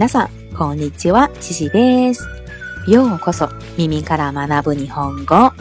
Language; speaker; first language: Japanese; non-native, local second language; Chinese